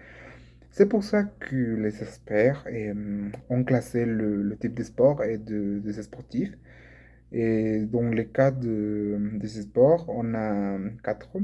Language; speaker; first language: French; non-native, learner; Spanish